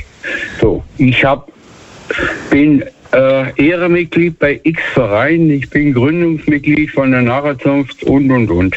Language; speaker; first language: German; native; German